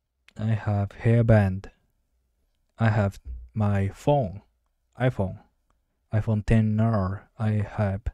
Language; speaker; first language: English; non-native, learner; Japanese